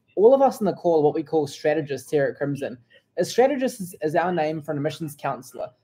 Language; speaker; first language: English; native; English